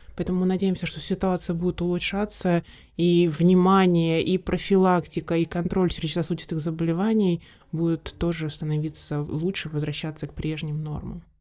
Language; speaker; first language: Russian; native; Russian